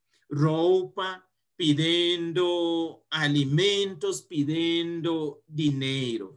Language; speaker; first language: Portuguese; non-native, fluent; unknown